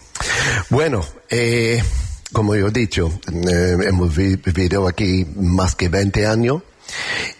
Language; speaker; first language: Spanish; non-native, learner; English